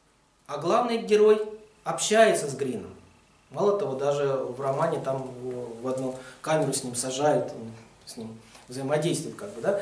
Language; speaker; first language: Russian; native; Russian